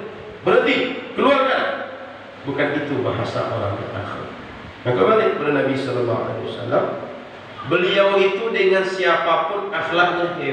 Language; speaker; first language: Indonesian; non-native, local second language; Malay